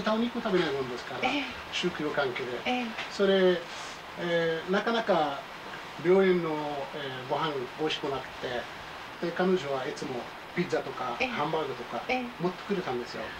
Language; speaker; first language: Japanese; non-native, fluent; Arabic